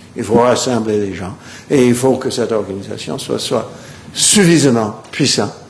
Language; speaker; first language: French; non-native, fluent; English